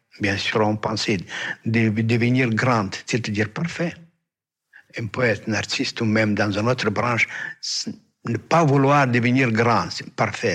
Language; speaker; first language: French; non-native, fluent; Yiddish